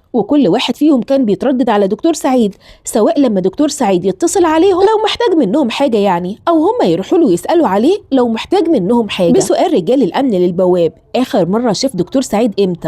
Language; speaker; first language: Arabic; native; Arabic